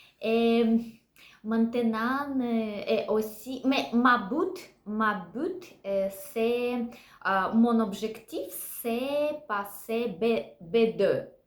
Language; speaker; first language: French; non-native, learner; Russian